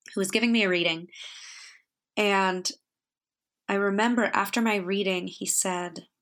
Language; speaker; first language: English; native; English